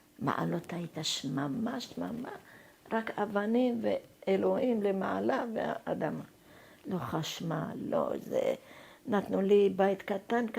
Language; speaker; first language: Hebrew; non-native, fluent; Arabic